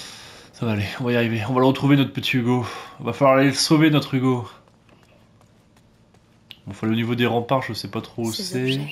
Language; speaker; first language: French; native; French